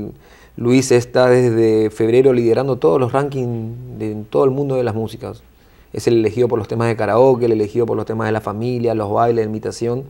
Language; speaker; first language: Spanish; native; Spanish